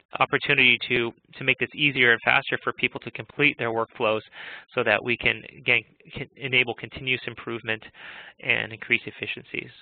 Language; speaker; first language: English; native; English